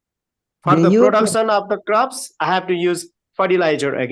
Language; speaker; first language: English; non-native, learner; Nepali